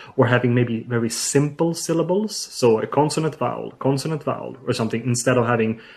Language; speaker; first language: English; non-native, fluent; Swedish